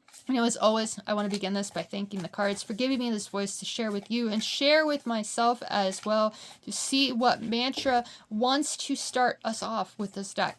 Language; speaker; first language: English; native; English